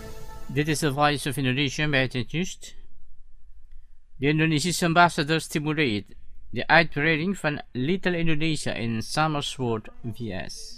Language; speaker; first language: Dutch; non-native, fluent; Indonesian